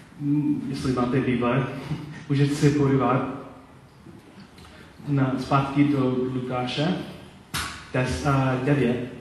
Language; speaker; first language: Czech; non-native, learner; Polish